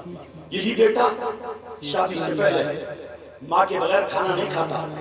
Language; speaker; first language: Urdu; native; Urdu